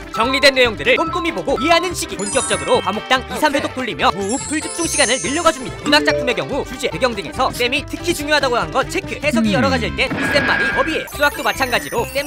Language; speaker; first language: Korean; native; Korean